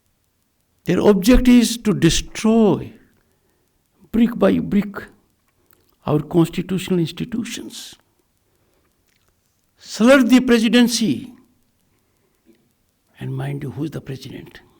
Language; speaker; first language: English; non-native, local second language; Hindi